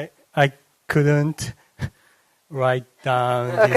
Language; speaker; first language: English; non-native, learner; Japanese